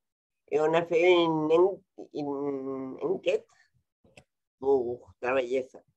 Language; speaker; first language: French; non-native, fluent; Spanish